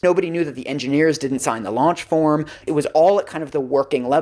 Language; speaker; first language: English; native; English